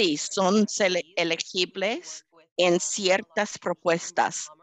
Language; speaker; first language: Spanish; early bilingual, heritage; English